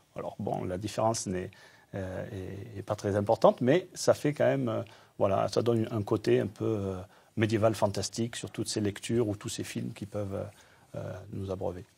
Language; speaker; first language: French; native; French